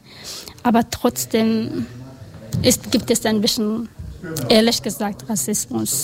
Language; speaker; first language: German; non-native, learner; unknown